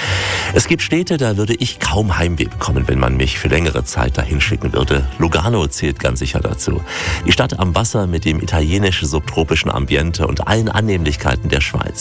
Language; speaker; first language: German; native; German